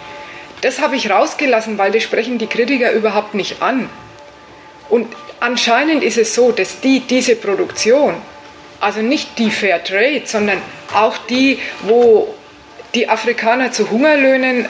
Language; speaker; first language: German; native; German